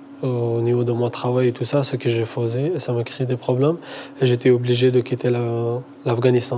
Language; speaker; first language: French; non-native, fluent; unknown